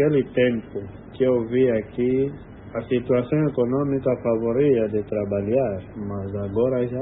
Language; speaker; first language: Portuguese; non-native, learner; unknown